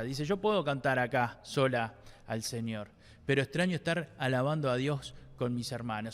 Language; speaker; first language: Spanish; native; Spanish